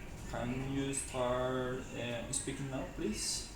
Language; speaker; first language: English; non-native, learner; Spanish